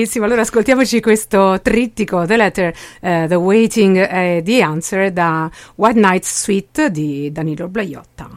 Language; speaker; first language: Italian; native; Italian